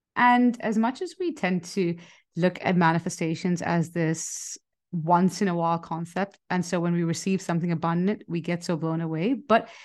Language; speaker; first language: English; non-native, local second language; Hindi